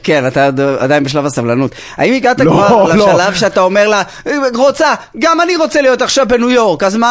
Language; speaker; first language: Hebrew; native; Hebrew